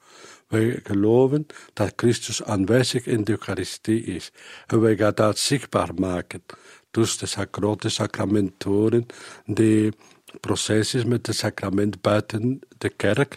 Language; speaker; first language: Dutch; non-native, learner; Spanish